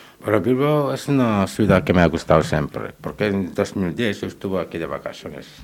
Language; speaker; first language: Spanish; non-native, learner; Wolof